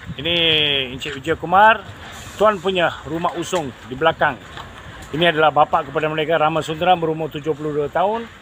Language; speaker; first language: Malay; non-native, local second language; Tamil